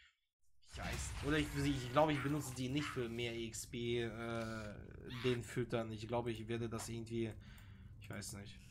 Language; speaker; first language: German; native; German